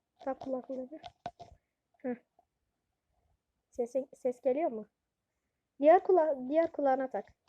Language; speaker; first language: Turkish; native; Turkish